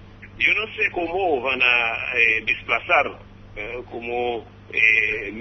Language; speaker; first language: Spanish; non-native, fluent; Haitian Creole